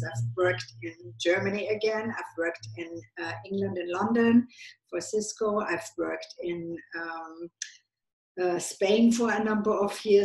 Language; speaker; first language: English; non-native, fluent; German